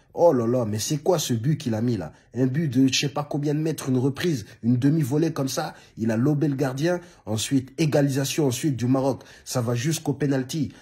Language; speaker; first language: French; native; French